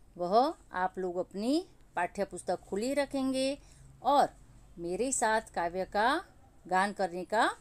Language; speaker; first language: Hindi; non-native, local second language; Gujarati